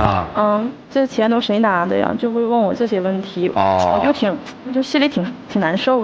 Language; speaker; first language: Chinese; native; Chinese